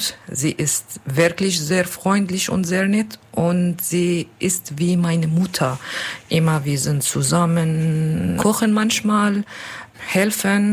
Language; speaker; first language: German; non-native, learner; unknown